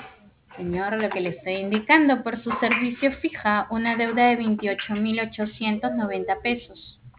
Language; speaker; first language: Spanish; native; Spanish